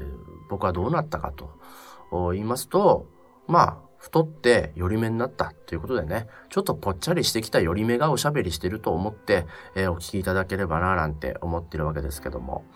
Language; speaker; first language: Japanese; native; Japanese